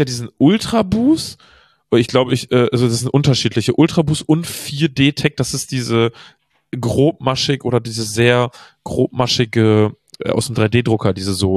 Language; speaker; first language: German; native; German